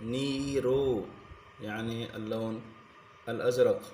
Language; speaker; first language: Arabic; non-native, fluent; Sindhi